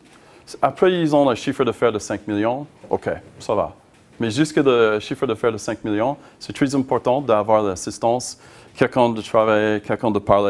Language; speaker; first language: French; non-native, learner; English